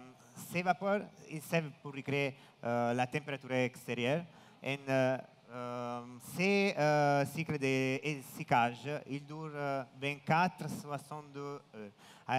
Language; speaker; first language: French; non-native, learner; Italian